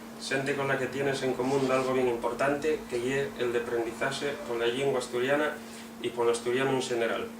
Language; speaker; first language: Asturian; non-native, local second language; Spanish